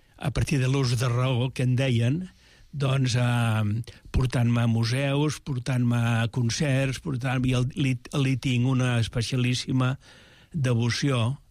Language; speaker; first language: Catalan; native; Catalan